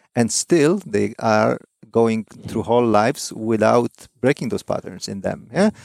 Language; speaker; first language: English; non-native, fluent; Polish